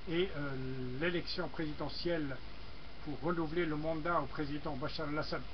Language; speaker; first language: French; non-native, local second language; Arabic